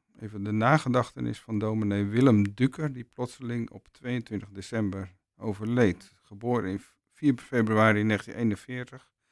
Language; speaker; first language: Dutch; native; Dutch